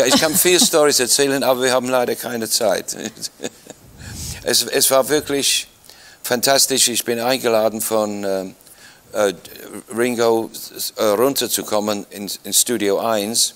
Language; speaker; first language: German; non-native, fluent; English